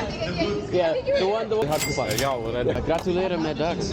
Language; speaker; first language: Norwegian; non-native, learner; English